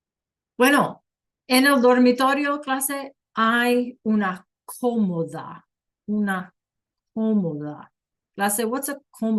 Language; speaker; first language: Spanish; non-native, fluent; English